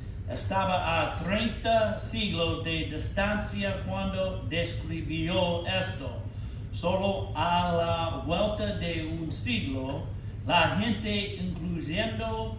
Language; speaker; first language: Spanish; non-native, fluent; English